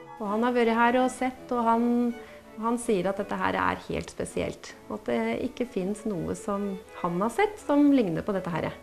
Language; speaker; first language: Norwegian; native; Norwegian